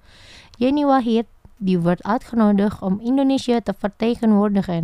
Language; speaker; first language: Dutch; non-native, fluent; Indonesian